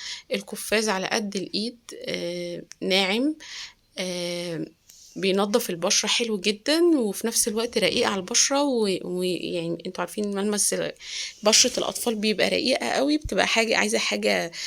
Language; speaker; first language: Arabic; native; Arabic